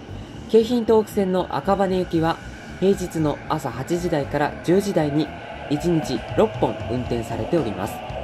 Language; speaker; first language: Japanese; native; Japanese